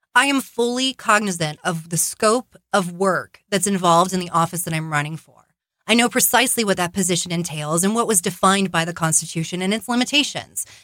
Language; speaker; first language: English; native; English